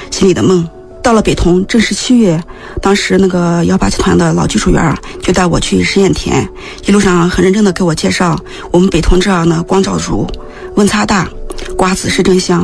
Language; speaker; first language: Chinese; native; Chinese